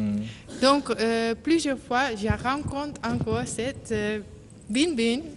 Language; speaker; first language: French; non-native, learner; Dutch